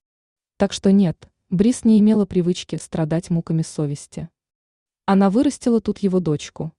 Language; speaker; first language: Russian; native; Russian